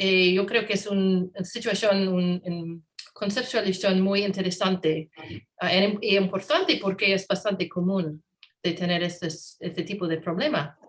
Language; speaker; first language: Spanish; non-native, learner; English